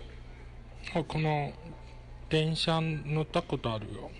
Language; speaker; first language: Japanese; non-native, fluent; Chinese